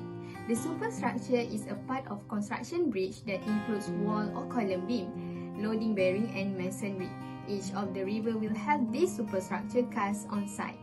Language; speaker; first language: English; non-native, local second language; Malay